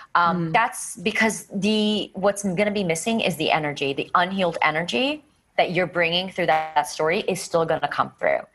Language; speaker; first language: English; native; English